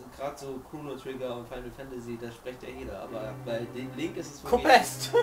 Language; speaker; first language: German; native; German